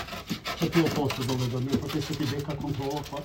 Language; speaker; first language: Italian; non-native, learner; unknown